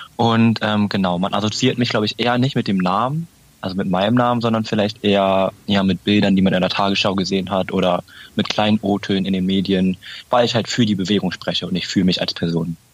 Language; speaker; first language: German; early bilingual, other home language; Vietnamese